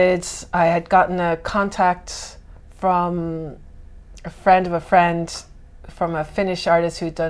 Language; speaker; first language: English; native; English